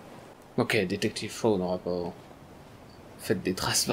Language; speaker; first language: French; native; French